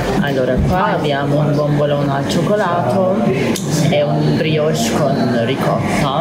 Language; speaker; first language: Italian; non-native, learner; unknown